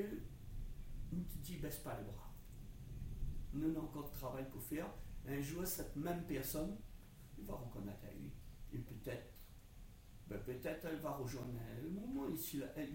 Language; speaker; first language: French; non-native, local second language; Réunion Creole French